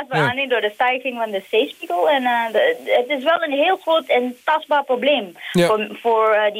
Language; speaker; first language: Dutch; non-native, fluent; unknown